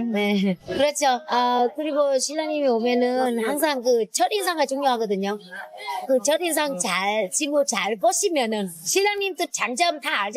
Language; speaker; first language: Korean; non-native, learner; Vietnamese